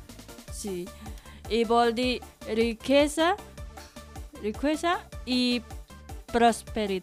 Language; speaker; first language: Catalan; non-native, learner; Indonesian